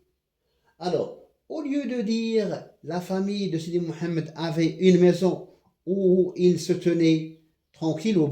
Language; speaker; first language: French; non-native, local second language; Arabic